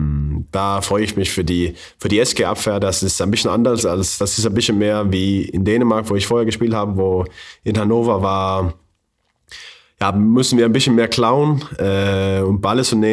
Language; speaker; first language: German; non-native, learner; Faroese